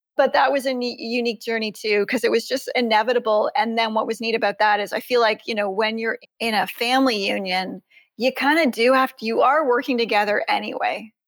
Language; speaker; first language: English; native; English